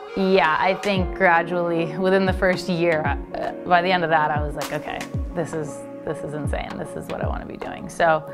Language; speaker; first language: English; native; English